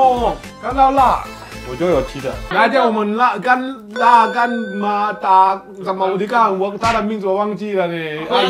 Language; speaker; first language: Chinese; non-native, fluent; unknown